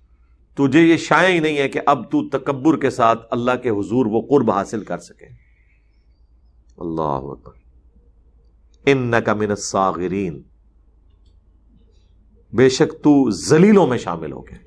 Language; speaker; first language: Urdu; native; Urdu